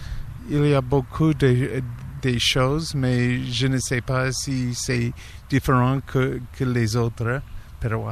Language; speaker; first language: French; non-native, learner; English